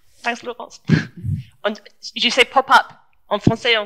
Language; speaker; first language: French; non-native, learner; English